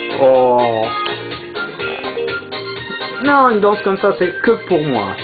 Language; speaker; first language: French; non-native, fluent; Russian